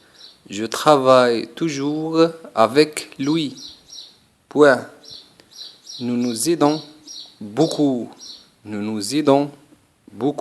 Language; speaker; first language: French; non-native, fluent; Arabic